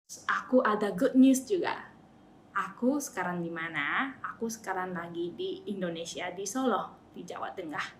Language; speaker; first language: Indonesian; non-native, fluent; Japanese